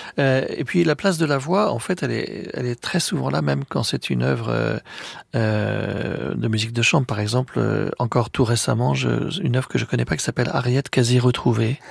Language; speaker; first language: French; native; French